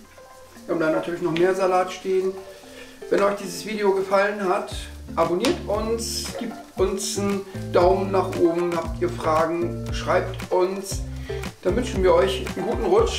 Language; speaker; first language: German; native; German